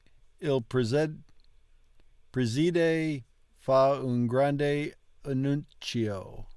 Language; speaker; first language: Italian; non-native, learner; English